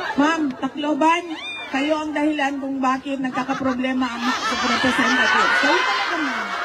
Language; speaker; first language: Filipino; non-native, local second language; Cebuano